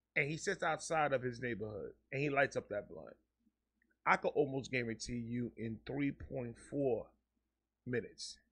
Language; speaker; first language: English; early bilingual, other home language; Spanish